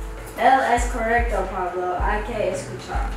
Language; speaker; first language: Spanish; non-native, learner; English